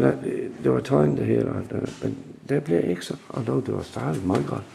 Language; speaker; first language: Danish; non-native, learner; English